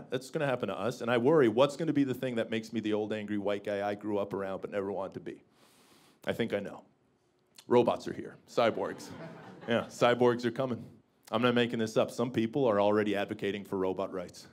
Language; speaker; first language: English; native; English